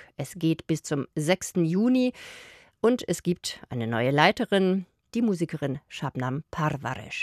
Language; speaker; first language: German; native; German